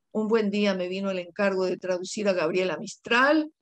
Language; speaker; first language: Spanish; non-native, local second language; Guarani